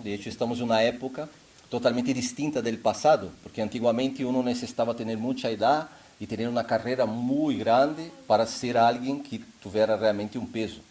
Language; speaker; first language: Spanish; non-native, fluent; Portuguese